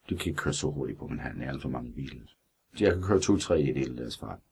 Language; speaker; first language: Danish; non-native, fluent; English